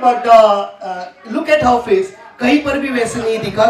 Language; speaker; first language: Hindi; non-native, local second language; Marathi